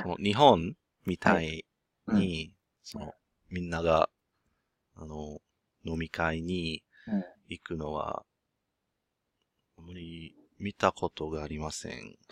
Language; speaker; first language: Japanese; non-native, learner; English